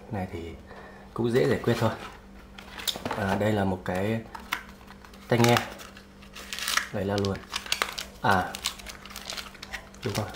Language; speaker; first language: Vietnamese; native; Vietnamese